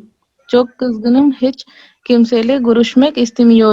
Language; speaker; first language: Turkish; non-native, learner; Urdu